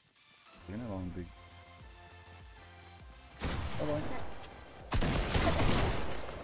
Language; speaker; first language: Swedish; native; Swedish